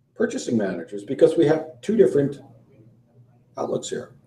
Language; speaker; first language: English; native; English